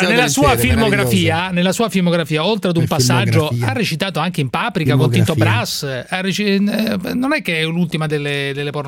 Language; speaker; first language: Italian; native; Italian